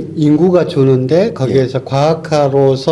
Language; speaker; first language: Korean; native; Korean